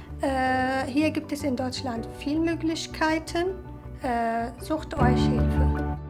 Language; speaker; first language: German; non-native, fluent; Arabic